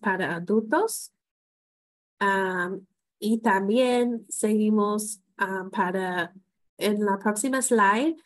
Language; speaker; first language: Spanish; non-native, fluent; English